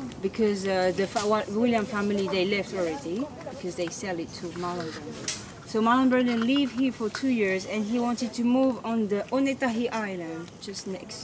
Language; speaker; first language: English; non-native, learner; French